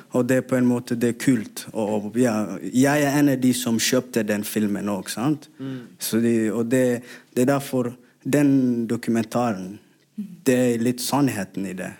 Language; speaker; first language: Norwegian; non-native, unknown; Somali